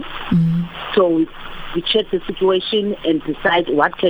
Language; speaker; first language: English; non-native, local second language; Afrikaans